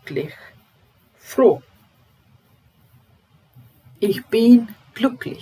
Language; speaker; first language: German; non-native, fluent; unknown